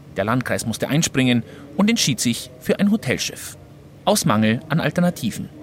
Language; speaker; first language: German; native; German